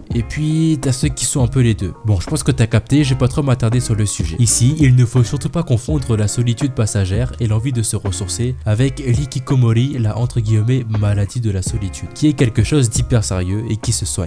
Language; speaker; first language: French; native; French